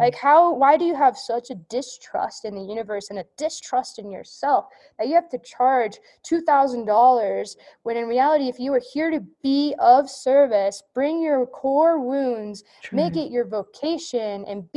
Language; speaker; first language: English; native; English